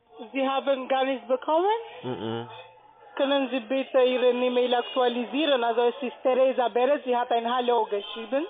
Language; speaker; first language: German; non-native, learner; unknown